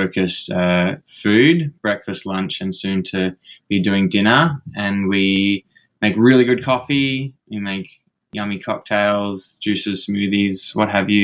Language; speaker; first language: English; native; English